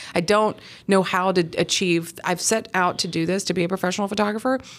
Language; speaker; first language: English; native; English